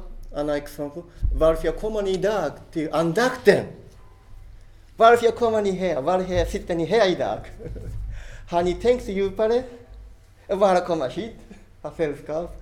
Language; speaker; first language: Swedish; non-native, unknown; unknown